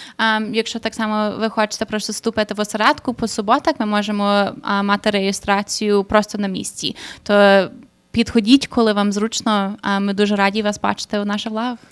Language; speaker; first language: Ukrainian; early bilingual, heritage; Ukrainian